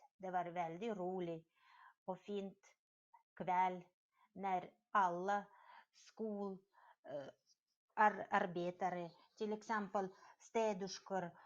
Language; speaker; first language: Swedish; non-native, learner; Russian